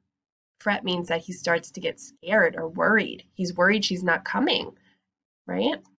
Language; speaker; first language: English; native; English